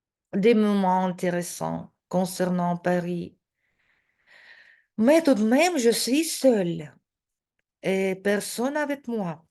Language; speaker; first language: French; non-native, fluent; Russian